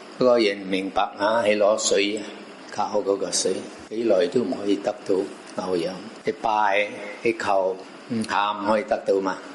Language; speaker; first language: Cantonese; non-native, local second language; Min Nan Chinese